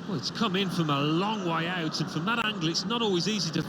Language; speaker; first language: English; native; English